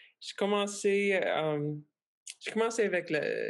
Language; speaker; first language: French; non-native, fluent; English